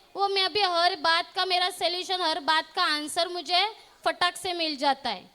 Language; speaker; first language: Hindi; non-native, local second language; Marathi